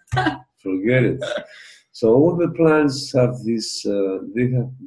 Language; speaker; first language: English; non-native, fluent; Spanish